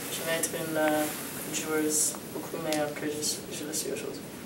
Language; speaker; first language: French; non-native, local second language; English